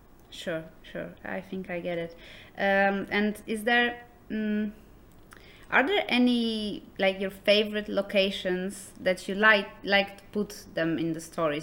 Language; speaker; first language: English; non-native, fluent; Polish